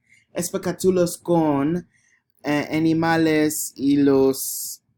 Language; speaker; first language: Spanish; non-native, learner; English